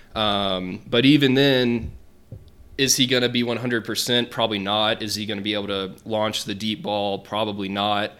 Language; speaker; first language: English; native; English